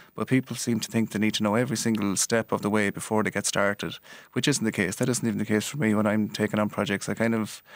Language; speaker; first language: English; native; English